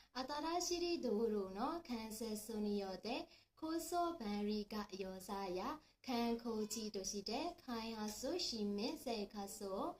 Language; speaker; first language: Japanese; non-native, learner; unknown